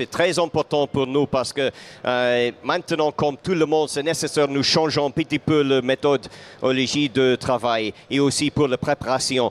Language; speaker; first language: French; non-native, fluent; English